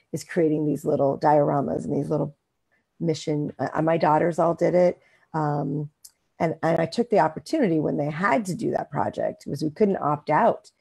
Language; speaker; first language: English; native; English